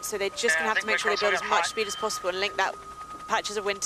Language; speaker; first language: English; native; English